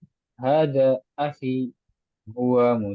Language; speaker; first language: Arabic; non-native, fluent; Indonesian